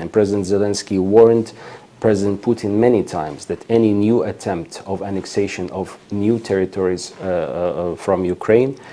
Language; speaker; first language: English; non-native, fluent; Ukrainian